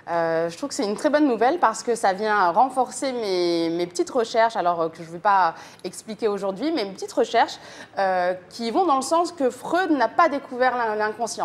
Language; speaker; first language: French; native; French